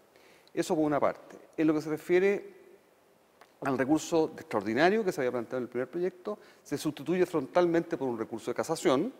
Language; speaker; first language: Spanish; native; Spanish